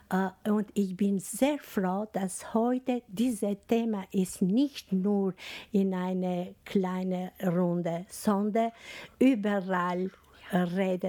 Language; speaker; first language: German; non-native, learner; Albanian